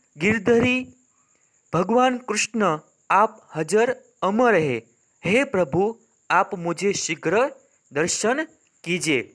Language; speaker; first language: Hindi; non-native, local second language; Gujarati